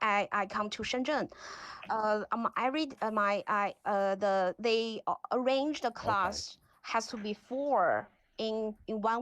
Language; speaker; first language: English; non-native, learner; Chinese